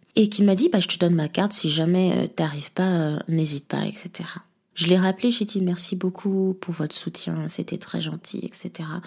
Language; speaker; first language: French; non-native, local second language; Lingala